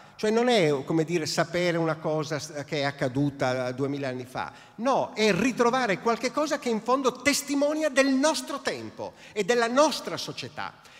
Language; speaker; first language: Italian; native; Italian